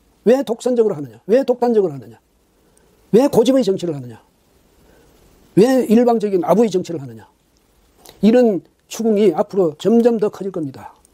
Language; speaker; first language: Korean; native; Korean